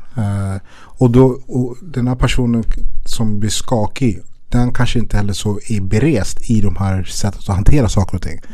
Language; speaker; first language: Swedish; early bilingual, other home language; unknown